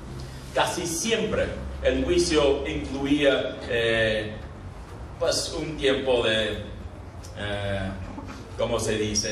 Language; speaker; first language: Spanish; non-native, fluent; English